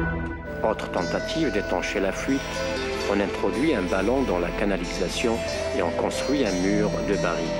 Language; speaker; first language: French; non-native, local second language; Arabic